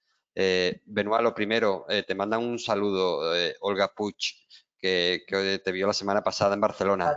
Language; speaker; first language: Spanish; native; Spanish